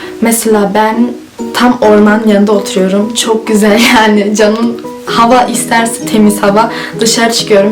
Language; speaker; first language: Turkish; early bilingual, heritage; Turkish